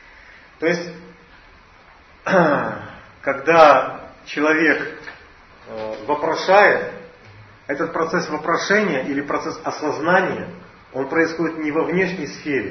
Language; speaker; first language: Russian; native; Russian